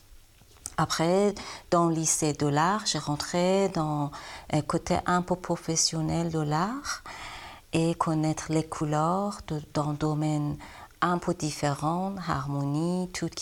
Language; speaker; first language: French; non-native, learner; Persian